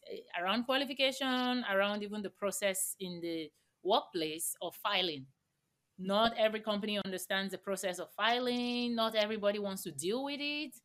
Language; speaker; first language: English; non-native, local second language; Yoruba